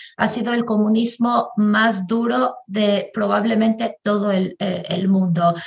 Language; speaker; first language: Spanish; non-native, fluent; Albanian